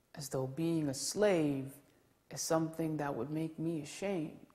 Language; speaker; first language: English; native; English